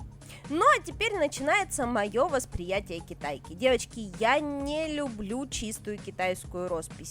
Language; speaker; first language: Russian; native; Russian